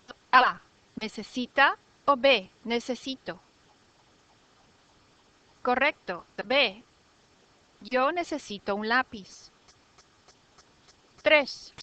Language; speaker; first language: Spanish; non-native, fluent; English